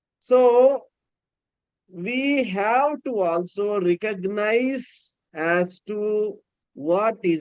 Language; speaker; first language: English; non-native, local second language; Telugu